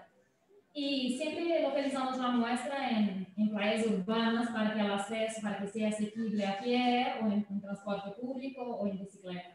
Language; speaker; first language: Spanish; non-native, fluent; Portuguese